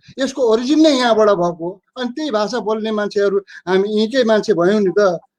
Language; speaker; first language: Nepali; native; Nepali